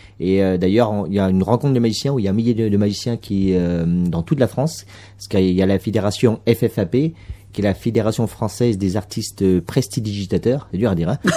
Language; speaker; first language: French; native; French